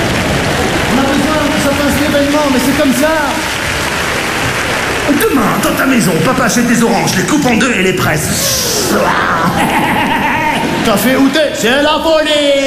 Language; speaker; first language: French; native; French